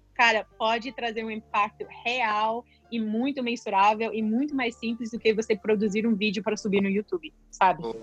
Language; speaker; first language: Portuguese; non-native, fluent; English